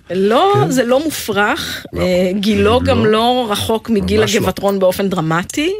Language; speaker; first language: Hebrew; native; Hebrew